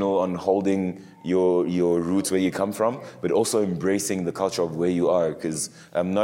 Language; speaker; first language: English; early bilingual, other home language; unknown